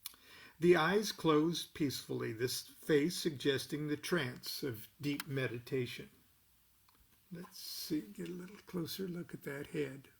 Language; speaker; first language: English; native; English